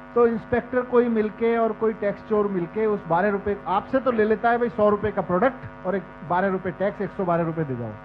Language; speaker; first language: Hindi; native; Hindi